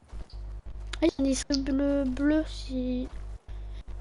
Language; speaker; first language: French; native; French